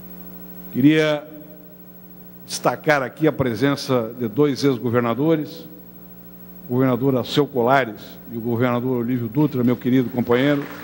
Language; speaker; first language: Portuguese; native; Portuguese